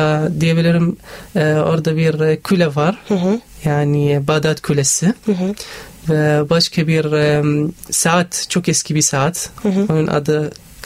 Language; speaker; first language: Turkish; non-native, learner; Arabic